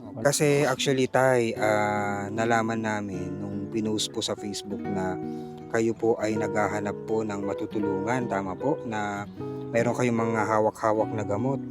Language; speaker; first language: Filipino; non-native, local second language; Iloko